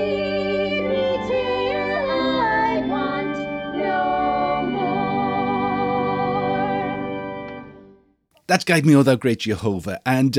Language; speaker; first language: English; native; English